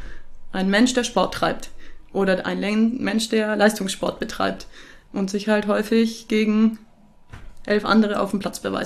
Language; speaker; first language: German; native; German